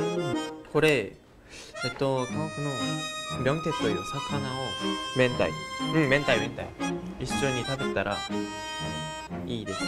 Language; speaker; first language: Japanese; non-native, learner; Korean